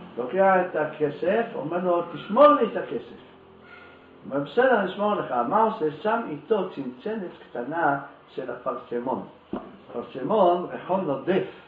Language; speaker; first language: Hebrew; native; Hebrew